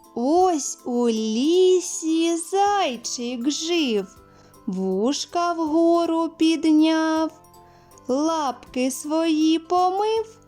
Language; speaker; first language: Ukrainian; native; Ukrainian